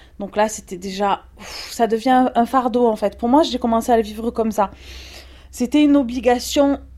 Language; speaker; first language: French; native; French